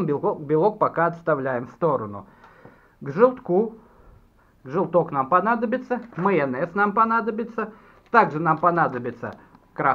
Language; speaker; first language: Russian; native; Russian